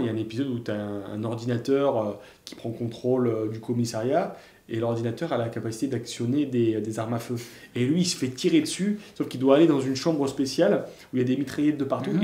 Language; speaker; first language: French; native; French